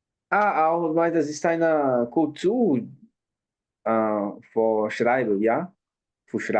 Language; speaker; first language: German; non-native, learner; Portuguese